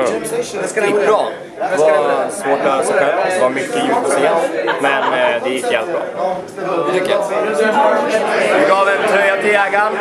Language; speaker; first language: Swedish; native; Swedish